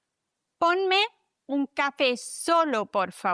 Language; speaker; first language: Spanish; non-native, fluent; German